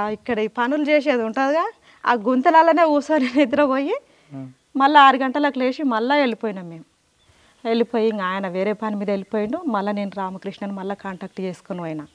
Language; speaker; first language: Telugu; native; Telugu